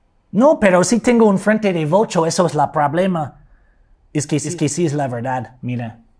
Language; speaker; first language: Spanish; non-native, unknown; English